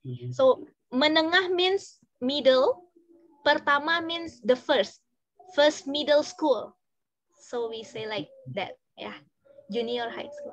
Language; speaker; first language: English; non-native, fluent; Indonesian